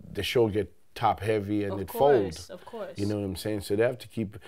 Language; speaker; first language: English; native; English